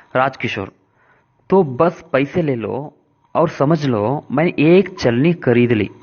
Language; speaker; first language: Hindi; non-native, local second language; Kannada